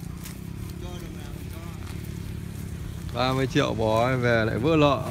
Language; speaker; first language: Vietnamese; native; Vietnamese